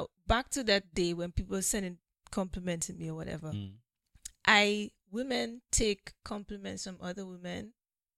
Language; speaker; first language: English; native; English